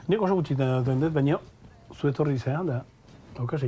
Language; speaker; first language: Basque; native; Basque